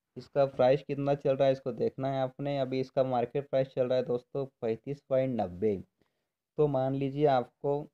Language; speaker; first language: Hindi; non-native, local second language; Marathi